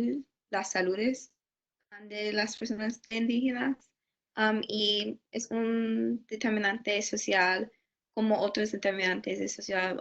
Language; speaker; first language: Spanish; non-native, learner; English